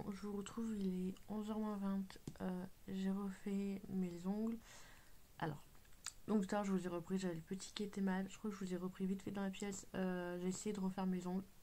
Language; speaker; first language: French; native; French